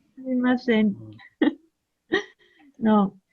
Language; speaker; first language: Japanese; non-native, learner; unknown